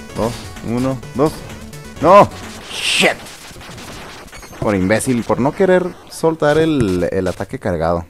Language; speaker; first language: Spanish; native; Spanish